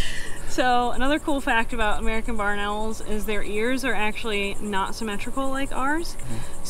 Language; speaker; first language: English; native; English